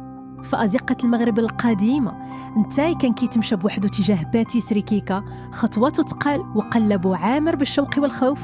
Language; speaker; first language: Arabic; native; Arabic